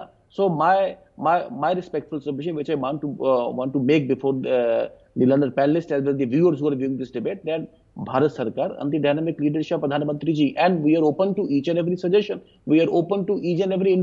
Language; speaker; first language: English; non-native, local second language; Dogri